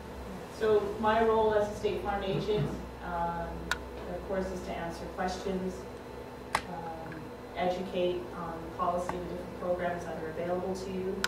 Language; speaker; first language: English; native; English